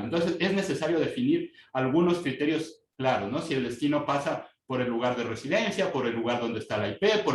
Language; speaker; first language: Spanish; native; Spanish